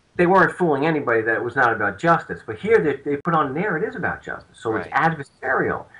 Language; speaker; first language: English; native; English